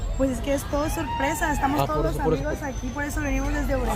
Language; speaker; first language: Spanish; native; Spanish